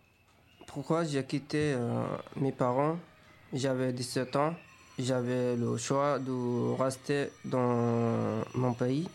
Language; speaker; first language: French; non-native, fluent; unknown